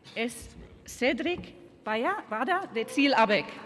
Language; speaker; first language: Spanish; native; Spanish